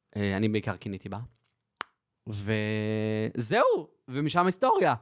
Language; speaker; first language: Hebrew; native; Hebrew